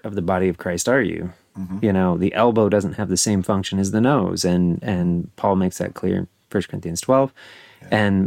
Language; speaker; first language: English; native; English